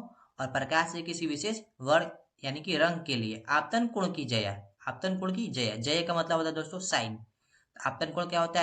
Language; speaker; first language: Hindi; native; Hindi